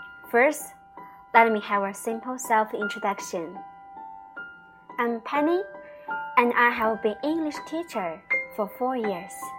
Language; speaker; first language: English; non-native, fluent; Chinese